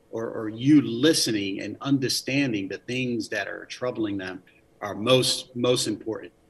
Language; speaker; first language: English; early bilingual, other home language; Spanish